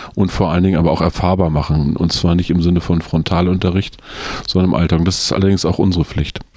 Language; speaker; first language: German; native; German